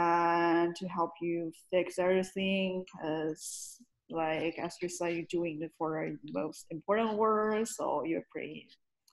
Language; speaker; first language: English; non-native, fluent; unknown